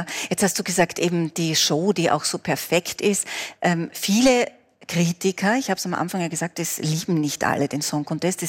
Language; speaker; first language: German; native; German